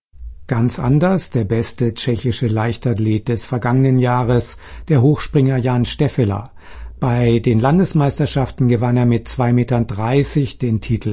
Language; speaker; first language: German; native; German